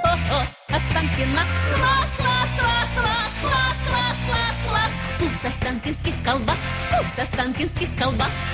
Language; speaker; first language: Russian; native; Russian